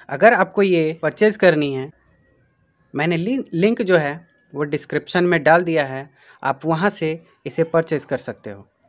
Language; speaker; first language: Hindi; native; Hindi